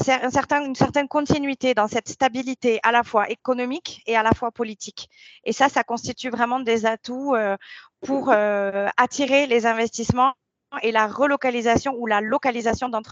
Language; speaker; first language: French; native; French